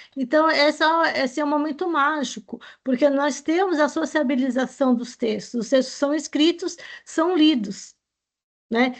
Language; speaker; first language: Portuguese; native; Portuguese